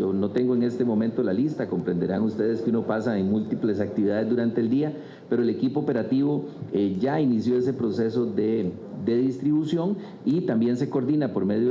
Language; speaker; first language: Spanish; native; Spanish